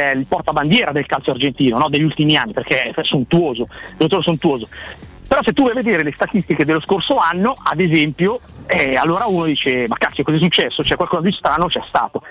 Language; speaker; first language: Italian; native; Italian